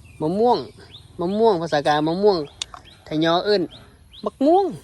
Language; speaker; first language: Thai; non-native, local second language; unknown